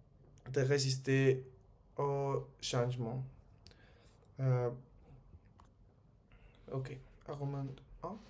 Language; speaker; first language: French; non-native, learner; Spanish